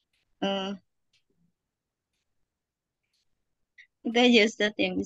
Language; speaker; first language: Indonesian; native; Indonesian